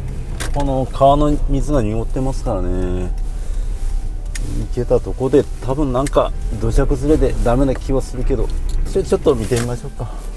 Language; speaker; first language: Japanese; native; Japanese